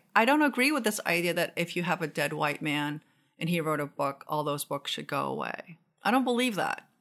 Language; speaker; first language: English; non-native, fluent; Korean